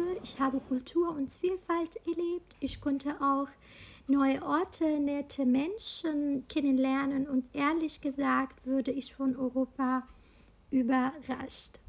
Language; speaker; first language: German; non-native, fluent; Arabic